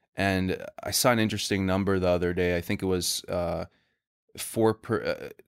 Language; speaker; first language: English; non-native, fluent; Swedish